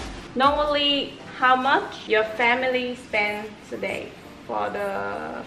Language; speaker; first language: English; non-native, fluent; Indonesian